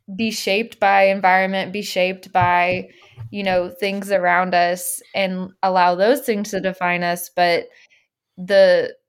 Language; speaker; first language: English; native; English